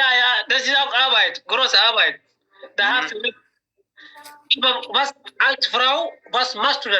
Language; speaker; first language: German; non-native, learner; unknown